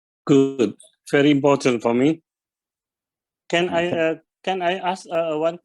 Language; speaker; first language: English; non-native, learner; Indonesian